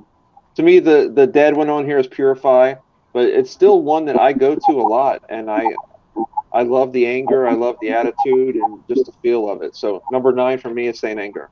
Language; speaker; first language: English; native; English